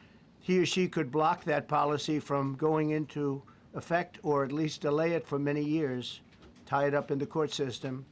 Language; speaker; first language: English; native; English